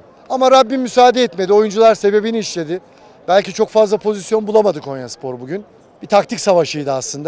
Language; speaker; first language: Turkish; native; Turkish